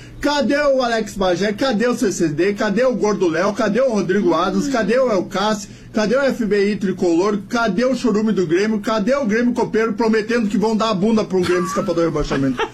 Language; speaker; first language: Portuguese; native; Portuguese